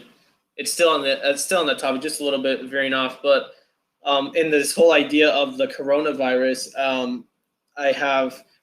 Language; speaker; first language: English; native; English